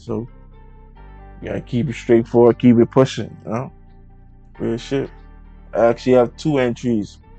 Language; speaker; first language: English; native; English